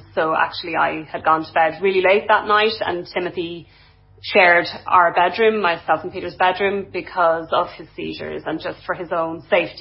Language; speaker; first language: English; native; English